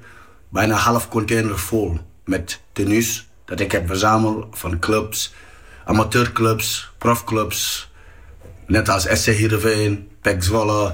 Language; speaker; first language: Dutch; non-native, fluent; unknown